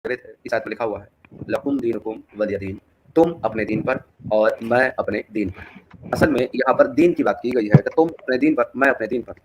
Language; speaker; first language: Urdu; native; Urdu